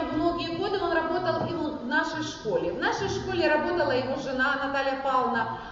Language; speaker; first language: Russian; non-native, local second language; Ukrainian